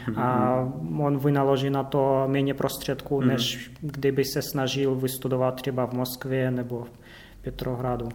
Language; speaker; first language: Czech; non-native, fluent; Russian